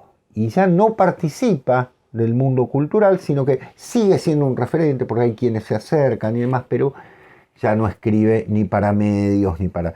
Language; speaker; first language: Spanish; native; Spanish